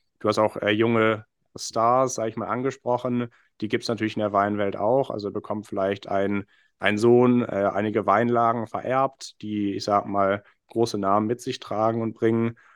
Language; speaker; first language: German; non-native, fluent; English